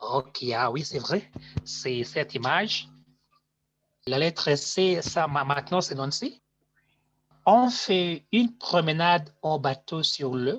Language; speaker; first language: French; non-native, fluent; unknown